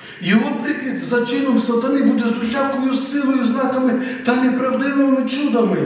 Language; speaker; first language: Ukrainian; native; Ukrainian